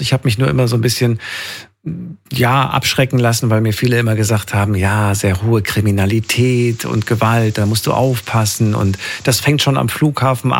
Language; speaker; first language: German; native; German